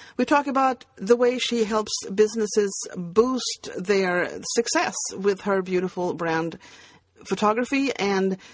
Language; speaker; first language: English; non-native, fluent; Swedish